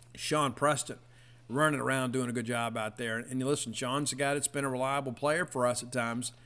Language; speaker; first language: English; native; English